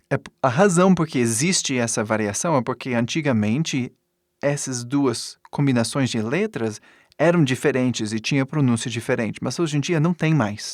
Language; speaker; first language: Portuguese; non-native, fluent; English